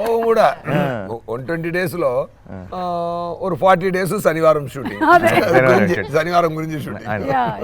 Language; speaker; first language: Telugu; non-native, fluent; Tamil